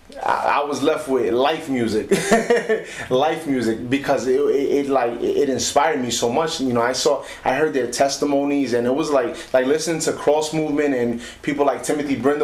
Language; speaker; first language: English; early bilingual, other home language; Spanish